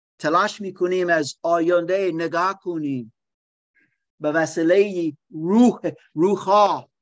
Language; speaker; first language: Persian; non-native, learner; German